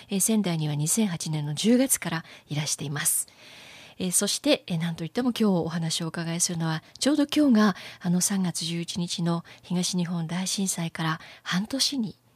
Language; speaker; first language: Japanese; native; Japanese